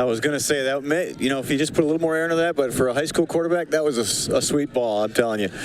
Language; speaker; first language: English; native; English